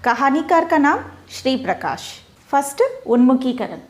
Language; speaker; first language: Hindi; non-native, local second language; Telugu